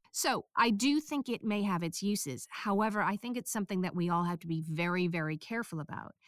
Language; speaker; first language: English; native; English